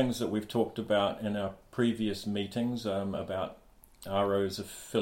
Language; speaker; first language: English; native; English